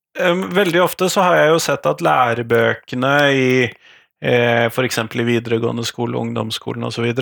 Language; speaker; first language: Norwegian; native; Norwegian